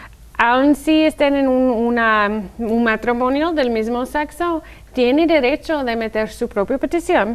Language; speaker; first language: Spanish; non-native, fluent; English